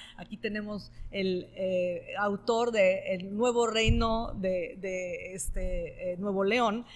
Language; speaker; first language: Spanish; non-native, fluent; Italian